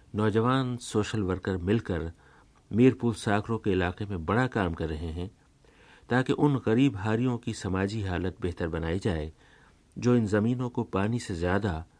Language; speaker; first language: Urdu; native; Urdu